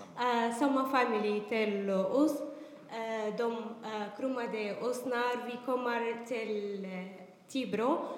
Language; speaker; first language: Swedish; non-native, learner; Arabic